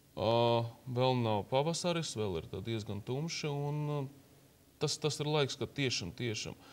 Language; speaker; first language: Latvian; non-native, local second language; Russian